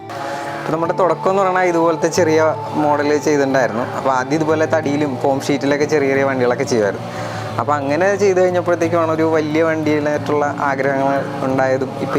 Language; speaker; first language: Malayalam; native; Malayalam